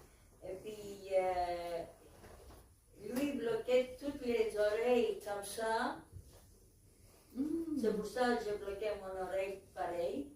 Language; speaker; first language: French; non-native, learner; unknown